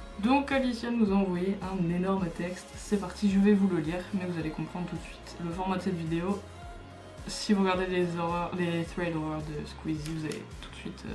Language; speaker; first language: French; native; French